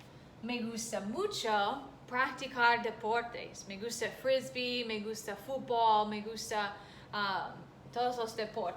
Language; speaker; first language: Spanish; non-native, fluent; English